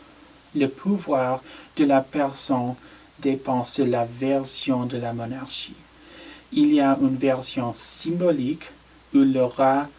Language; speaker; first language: French; non-native, learner; English